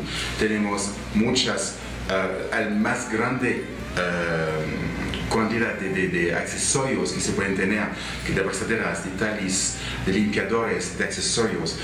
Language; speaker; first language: Spanish; non-native, learner; French